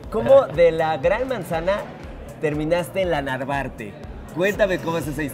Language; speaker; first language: Spanish; native; Spanish